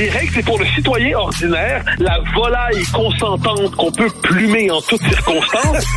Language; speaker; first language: French; native; French